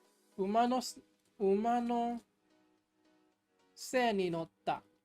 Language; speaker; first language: Japanese; non-native, learner; English